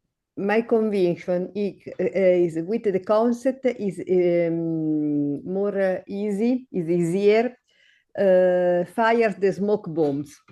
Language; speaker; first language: English; non-native, learner; Italian